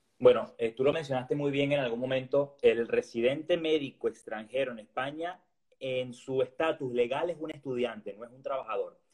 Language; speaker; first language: Spanish; native; Spanish